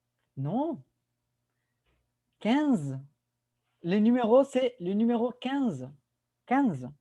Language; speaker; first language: French; non-native, fluent; Spanish